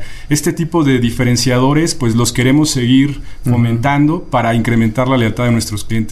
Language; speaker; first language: Spanish; native; Spanish